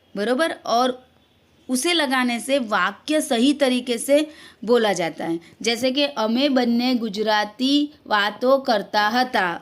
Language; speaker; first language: Hindi; non-native, local second language; Gujarati